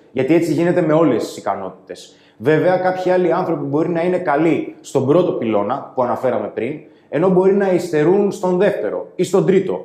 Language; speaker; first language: Greek; native; Greek